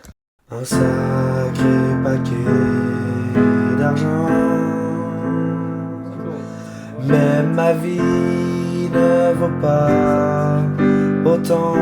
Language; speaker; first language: French; native; French